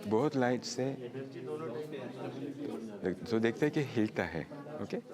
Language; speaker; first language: Hindi; non-native, learner; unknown